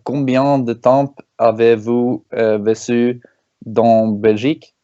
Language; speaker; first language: French; non-native, learner; Norwegian